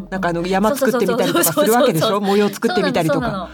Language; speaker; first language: Japanese; native; Japanese